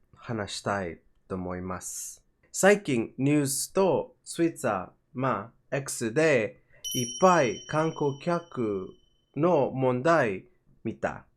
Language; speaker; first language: Japanese; non-native, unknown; English